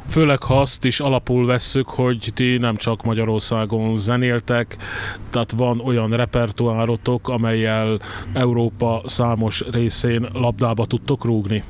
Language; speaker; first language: Hungarian; native; Hungarian